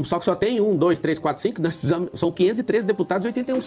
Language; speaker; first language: Portuguese; native; Portuguese